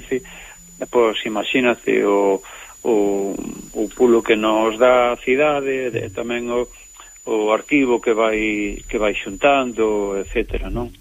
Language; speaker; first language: Galician; native; Galician